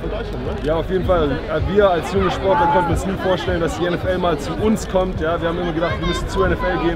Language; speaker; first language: German; native; German